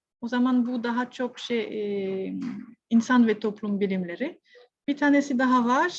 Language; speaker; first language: Turkish; non-native, fluent; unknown